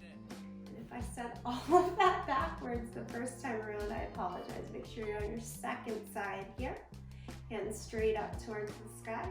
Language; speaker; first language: English; native; English